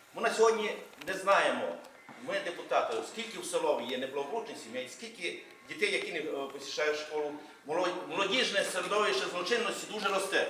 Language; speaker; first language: Ukrainian; native; Ukrainian